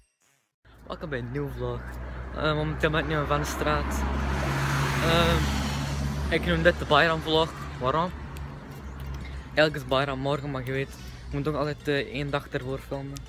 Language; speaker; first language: Dutch; early bilingual, heritage; Turkish